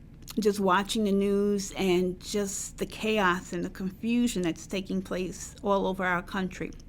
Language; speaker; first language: English; native; English